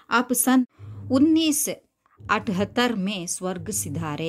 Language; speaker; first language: Hindi; non-native, local second language; Tamil